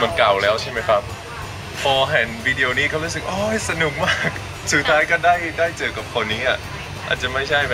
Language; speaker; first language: Thai; non-native, fluent; Dutch